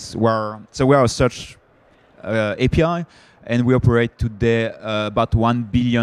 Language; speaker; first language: English; non-native, fluent; French